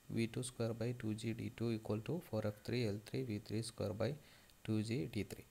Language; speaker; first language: English; non-native, local second language; Malayalam